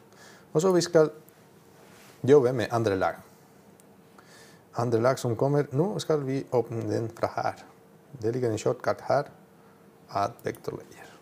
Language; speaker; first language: Norwegian; non-native, learner; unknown